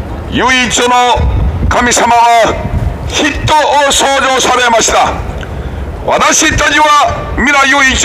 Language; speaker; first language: Japanese; non-native, learner; Korean